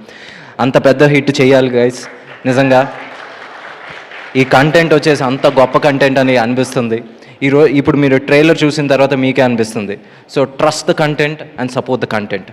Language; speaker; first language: Telugu; native; Telugu